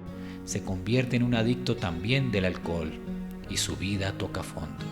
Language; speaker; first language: Spanish; native; Spanish